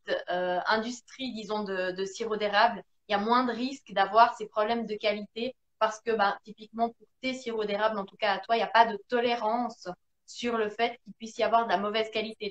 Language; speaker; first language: French; native; French